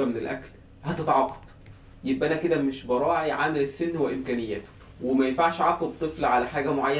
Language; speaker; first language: Arabic; native; Arabic